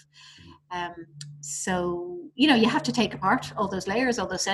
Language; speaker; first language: English; native; English